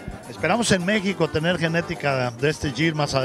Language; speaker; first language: Spanish; native; Spanish